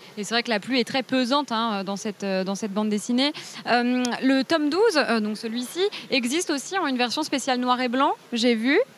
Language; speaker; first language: French; native; French